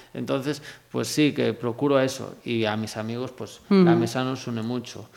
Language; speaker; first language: Spanish; native; Spanish